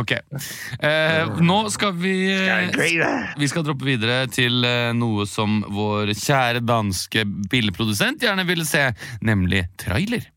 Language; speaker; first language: Norwegian; native; Norwegian